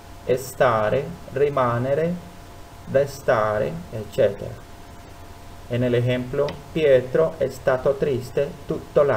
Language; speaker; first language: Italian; non-native, fluent; Spanish